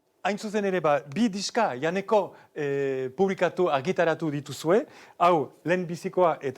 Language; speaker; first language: Basque; native; Basque